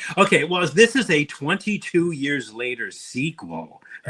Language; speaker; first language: English; native; English